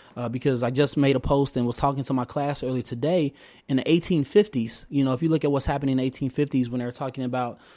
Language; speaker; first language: English; native; English